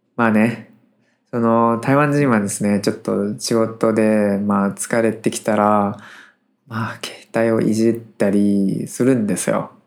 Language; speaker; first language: Japanese; native; Japanese